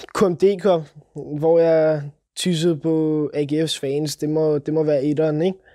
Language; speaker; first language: Danish; native; Danish